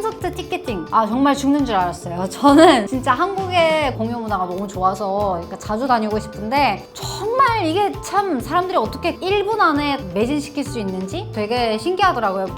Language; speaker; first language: Korean; non-native, fluent; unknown